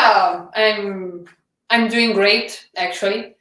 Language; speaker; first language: English; non-native, fluent; Italian